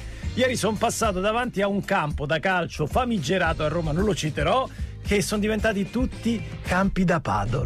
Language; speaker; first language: Italian; native; Italian